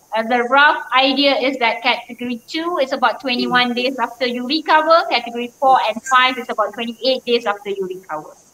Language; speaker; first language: English; non-native, local second language; Malay